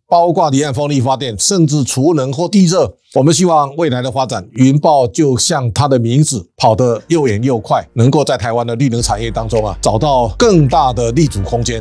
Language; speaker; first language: Chinese; native; Chinese